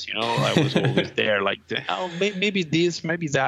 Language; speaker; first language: English; non-native, fluent; Italian